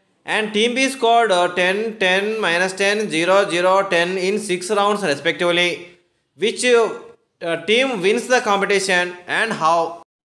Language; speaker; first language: English; non-native, local second language; Telugu